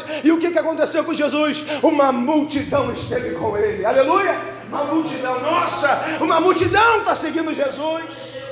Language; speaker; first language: Portuguese; native; Portuguese